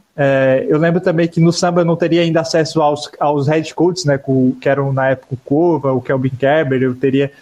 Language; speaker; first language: Portuguese; native; Portuguese